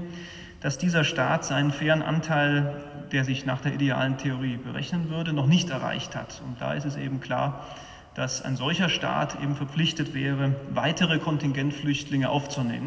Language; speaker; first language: German; native; German